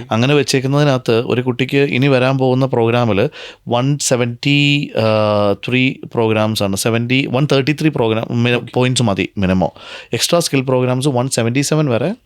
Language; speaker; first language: Malayalam; native; Malayalam